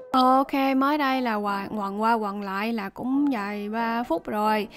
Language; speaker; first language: Vietnamese; early bilingual, heritage; Vietnamese